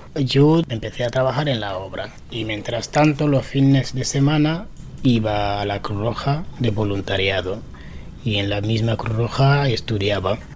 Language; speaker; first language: Spanish; non-native, fluent; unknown